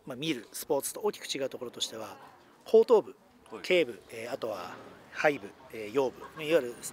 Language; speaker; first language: Japanese; native; Japanese